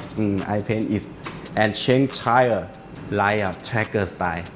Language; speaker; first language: English; non-native, learner; Thai